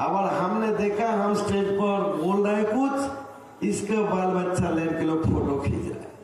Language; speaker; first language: Hindi; non-native, local second language; Bangla